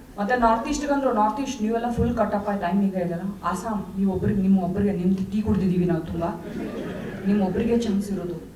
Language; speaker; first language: Kannada; non-native, local second language; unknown